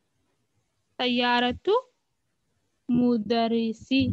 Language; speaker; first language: Arabic; non-native, learner; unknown